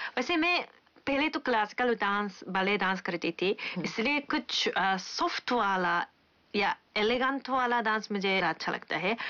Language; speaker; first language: Hindi; non-native, fluent; Japanese